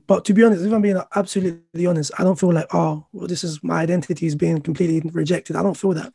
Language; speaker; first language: English; native; English